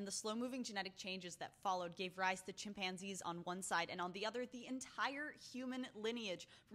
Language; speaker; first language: English; native; English